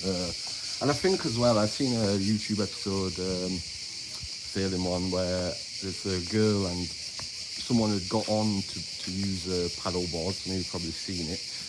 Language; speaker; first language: English; native; English